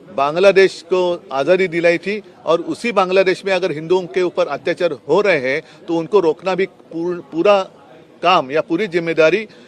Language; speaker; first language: Hindi; non-native, local second language; Marathi